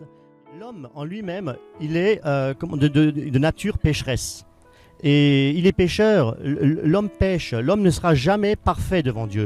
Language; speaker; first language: French; native; French